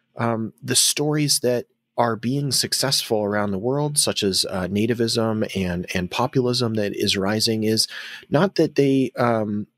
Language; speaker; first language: English; native; English